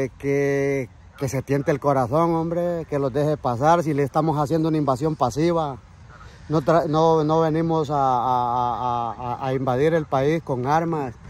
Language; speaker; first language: Spanish; native; Spanish